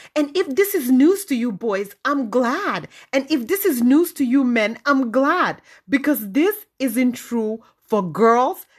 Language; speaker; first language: English; non-native, local second language; Wolof